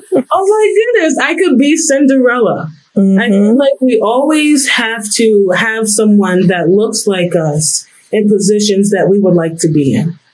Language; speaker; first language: English; native; English